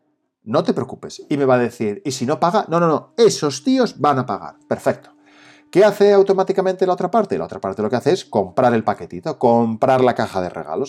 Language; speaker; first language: Spanish; native; Spanish